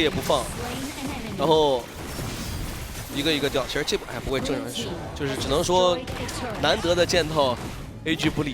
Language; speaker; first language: Chinese; native; Chinese